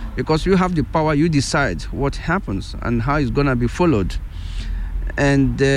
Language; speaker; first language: English; non-native, local second language; Igbo